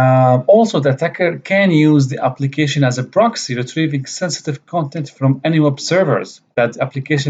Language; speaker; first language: English; non-native, fluent; Arabic